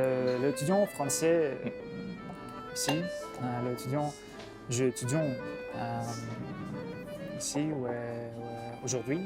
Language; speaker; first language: French; non-native, learner; Kazakh